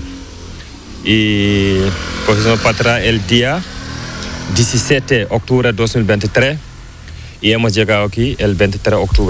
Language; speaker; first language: Spanish; non-native, learner; Fula